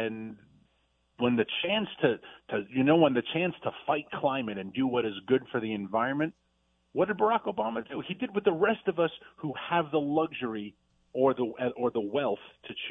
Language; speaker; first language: English; native; English